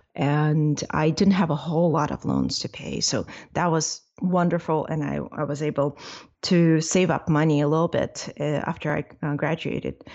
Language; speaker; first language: English; non-native, fluent; Russian